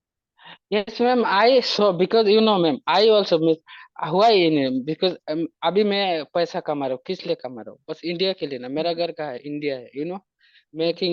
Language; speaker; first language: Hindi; non-native, local second language; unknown